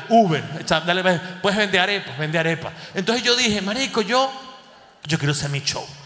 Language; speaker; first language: Spanish; native; Spanish